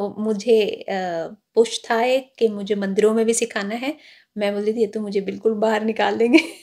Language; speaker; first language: Hindi; native; Hindi